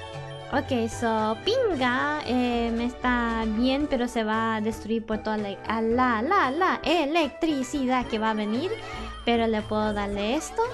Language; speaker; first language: Spanish; early bilingual, heritage; English